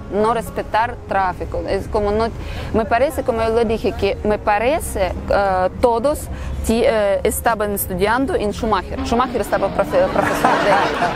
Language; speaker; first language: Spanish; non-native, learner; Ukrainian